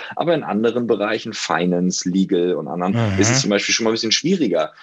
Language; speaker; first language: German; native; German